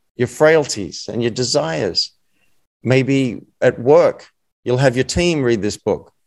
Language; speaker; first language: English; native; English